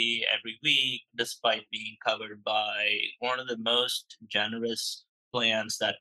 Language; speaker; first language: English; non-native, local second language; Malayalam